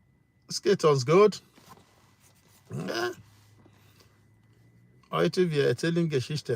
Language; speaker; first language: German; non-native, learner; English